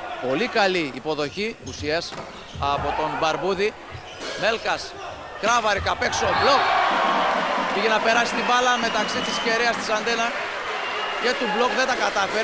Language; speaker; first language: Greek; native; Greek